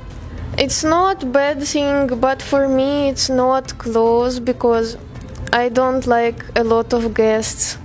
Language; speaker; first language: English; non-native, learner; Russian